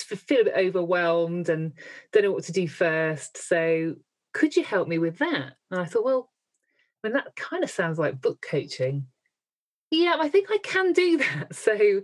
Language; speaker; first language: English; native; English